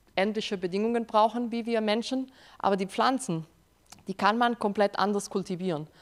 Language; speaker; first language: German; non-native, fluent; Spanish